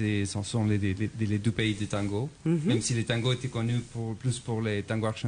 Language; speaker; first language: French; non-native, fluent; Spanish